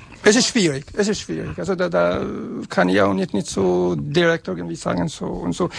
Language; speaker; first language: German; non-native, fluent; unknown